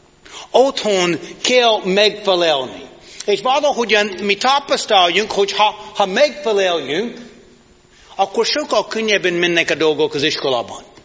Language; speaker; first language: Hungarian; non-native, fluent; English